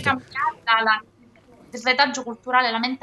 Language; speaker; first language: Italian; native; Italian